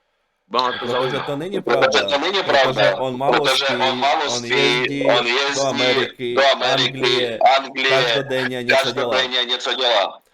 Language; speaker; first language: Czech; non-native, learner; Russian